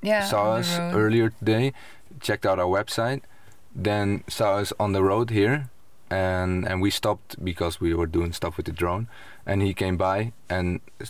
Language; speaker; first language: English; non-native, fluent; Dutch